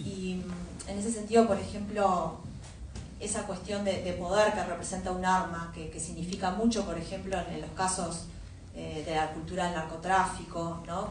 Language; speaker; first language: Spanish; native; Spanish